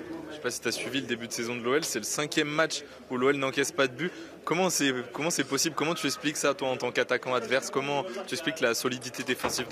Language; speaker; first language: French; native; French